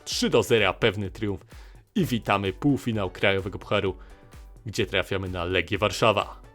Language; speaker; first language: Polish; native; Polish